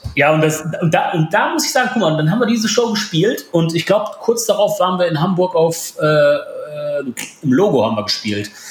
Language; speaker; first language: German; early bilingual, other home language; Polish